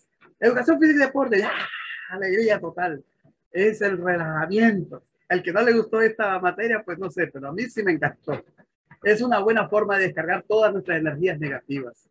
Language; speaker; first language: Spanish; native; Spanish